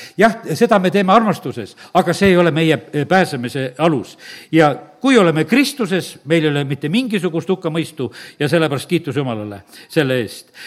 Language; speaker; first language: Estonian; native; Estonian